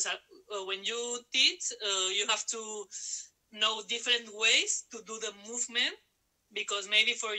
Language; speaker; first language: English; non-native, learner; Spanish